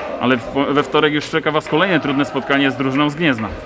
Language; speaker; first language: Polish; native; Polish